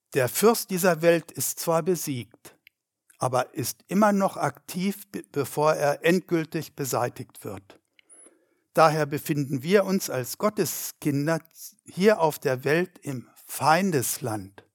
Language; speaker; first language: German; native; German